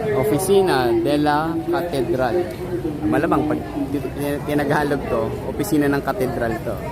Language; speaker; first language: Filipino; native; Filipino